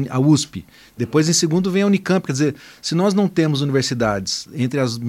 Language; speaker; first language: Portuguese; native; Portuguese